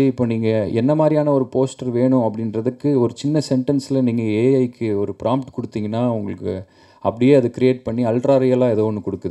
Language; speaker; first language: Tamil; native; Tamil